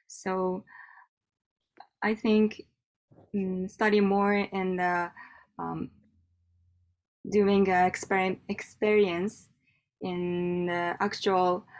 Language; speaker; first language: English; non-native, learner; Japanese